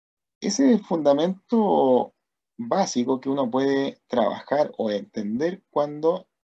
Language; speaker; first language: Spanish; native; Spanish